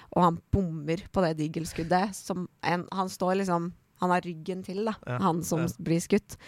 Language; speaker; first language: Norwegian; early bilingual, other home language; Persian